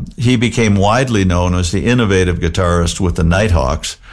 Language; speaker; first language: English; native; English